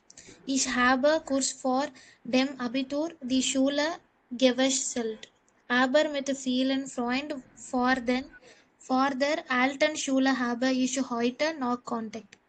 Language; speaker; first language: German; non-native, learner; Tamil